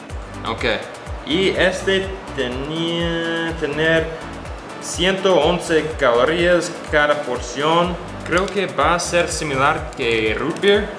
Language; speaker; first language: Spanish; non-native, learner; English